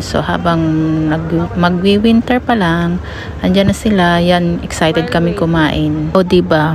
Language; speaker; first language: Filipino; native; Filipino